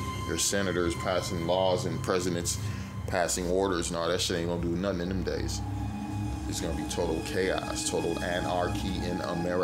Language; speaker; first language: English; native; English